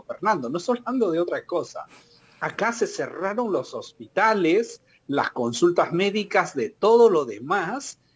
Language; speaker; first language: Spanish; native; Spanish